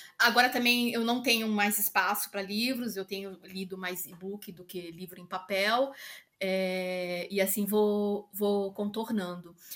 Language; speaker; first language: Portuguese; native; Portuguese